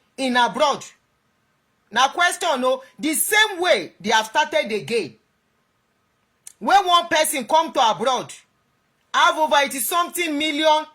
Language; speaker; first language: Nigerian Pidgin; non-native, local second language; Yoruba